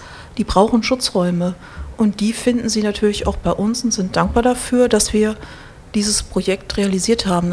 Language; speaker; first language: German; native; German